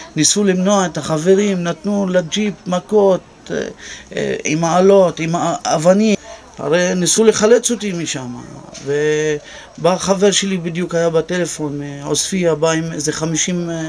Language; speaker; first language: Hebrew; non-native, local second language; Arabic